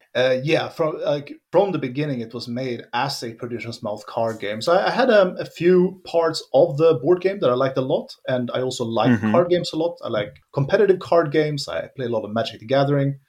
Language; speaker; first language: English; non-native, fluent; Swedish